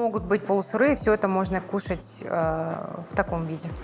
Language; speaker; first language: Russian; native; Russian